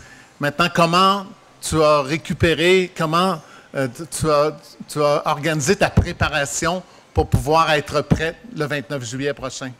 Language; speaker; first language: French; native; French